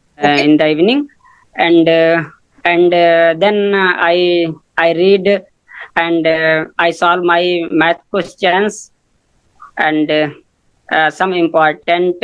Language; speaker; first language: English; non-native, learner; Hindi